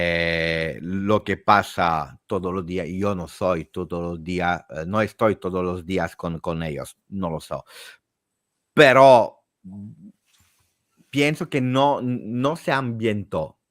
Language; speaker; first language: Spanish; non-native, fluent; Italian